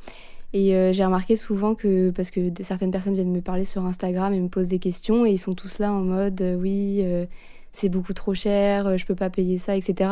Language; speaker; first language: French; native; French